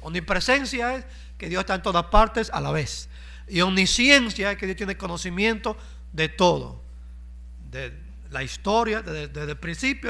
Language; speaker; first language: Spanish; native; Spanish